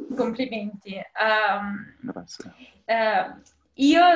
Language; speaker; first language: Italian; non-native, fluent; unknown